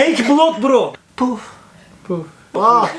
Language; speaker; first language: English; non-native, learner; Turkish